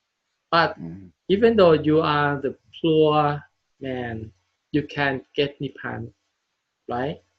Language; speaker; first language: English; non-native, learner; Thai